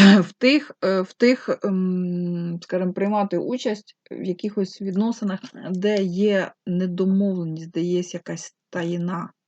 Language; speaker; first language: Ukrainian; non-native, local second language; Russian